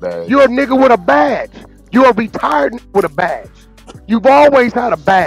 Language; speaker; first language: English; native; English